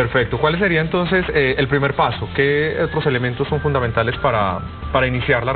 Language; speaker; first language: Spanish; native; Spanish